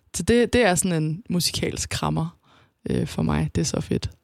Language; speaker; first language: Danish; native; Danish